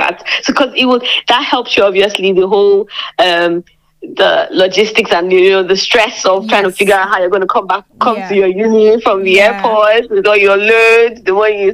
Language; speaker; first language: English; non-native, local second language; Yoruba